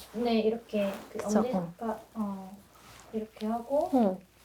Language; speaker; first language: Korean; non-native, fluent; Russian